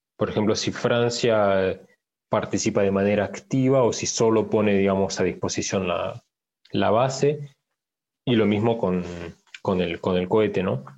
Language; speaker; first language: Spanish; early bilingual, heritage; Spanish